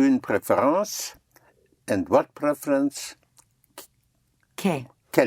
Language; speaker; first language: French; non-native, fluent; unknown